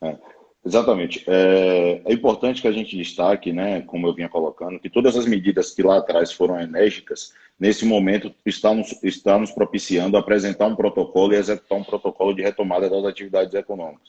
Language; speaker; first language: Portuguese; native; Portuguese